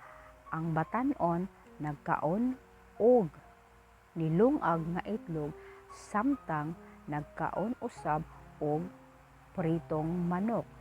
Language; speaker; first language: Cebuano; non-native, learner; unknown